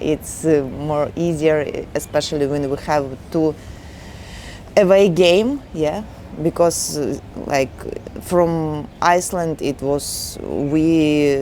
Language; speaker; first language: English; non-native, learner; Ukrainian